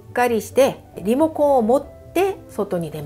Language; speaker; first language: Japanese; non-native, fluent; Korean